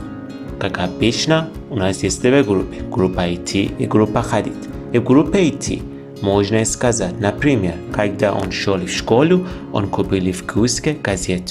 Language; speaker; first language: Russian; non-native, fluent; Persian